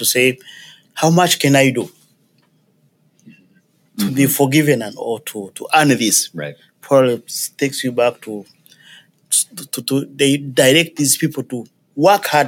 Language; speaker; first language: English; non-native, local second language; Ganda